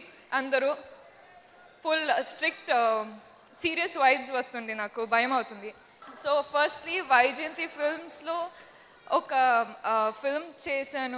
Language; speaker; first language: Telugu; non-native, learner; Kannada